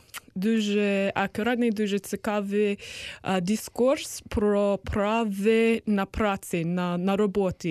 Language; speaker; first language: Ukrainian; non-native, learner; English